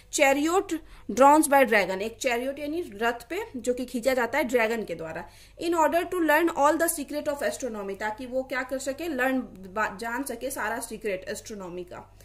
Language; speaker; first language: Hindi; native; Hindi